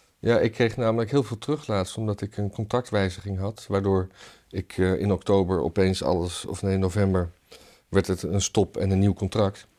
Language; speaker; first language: Dutch; native; Dutch